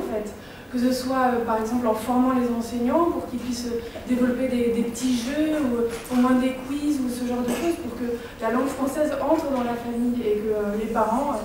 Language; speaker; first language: French; native; French